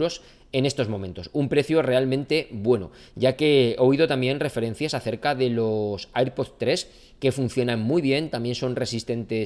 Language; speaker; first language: Spanish; native; Spanish